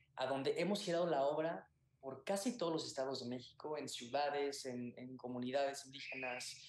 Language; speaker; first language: Spanish; native; Spanish